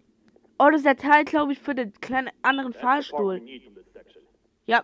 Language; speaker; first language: German; non-native, learner; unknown